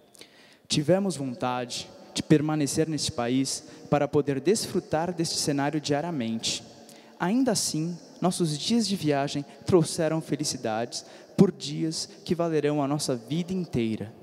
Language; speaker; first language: Portuguese; native; Portuguese